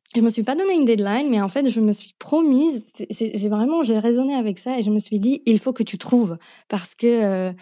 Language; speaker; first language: French; non-native, fluent; Slovak